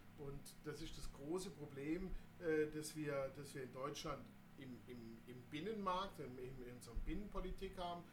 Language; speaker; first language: German; native; German